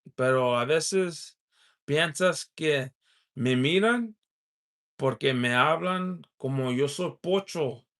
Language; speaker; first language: Spanish; early bilingual, heritage; Spanish